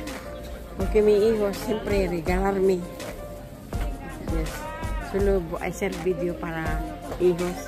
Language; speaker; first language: Spanish; non-native, learner; Filipino